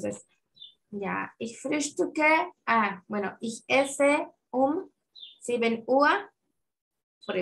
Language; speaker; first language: German; non-native, fluent; Spanish